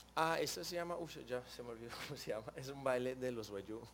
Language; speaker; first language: Spanish; non-native, fluent; Portuguese